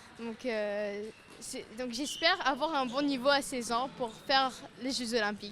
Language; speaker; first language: French; native; French